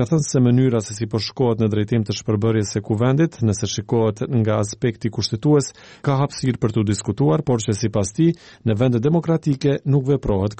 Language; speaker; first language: Albanian; native; Albanian